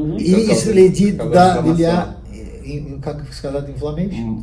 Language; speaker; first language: Russian; non-native, learner; Portuguese